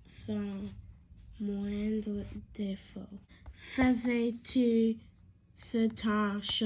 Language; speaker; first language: French; non-native, learner; English